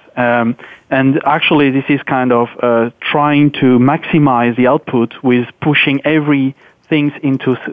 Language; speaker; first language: English; non-native, fluent; French